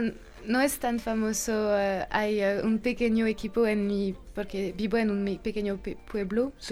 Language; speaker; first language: Spanish; non-native, learner; French